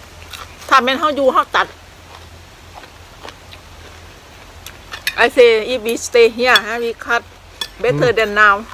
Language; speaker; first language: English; non-native, learner; Thai